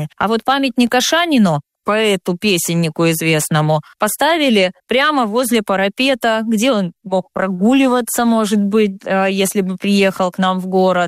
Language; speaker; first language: Russian; native; Russian